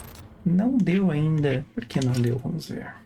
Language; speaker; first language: Portuguese; native; Portuguese